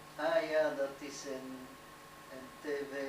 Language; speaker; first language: Dutch; non-native, learner; French